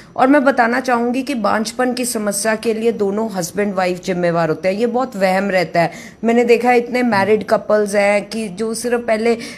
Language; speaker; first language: Hindi; non-native, local second language; Punjabi